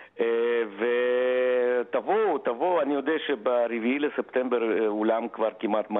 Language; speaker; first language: Hebrew; non-native, fluent; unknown